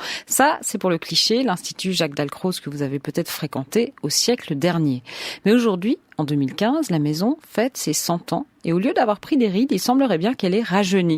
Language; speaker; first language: French; native; French